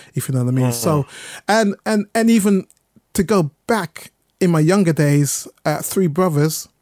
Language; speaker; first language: English; native; English